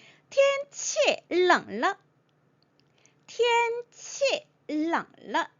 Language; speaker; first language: Chinese; non-native, fluent; Korean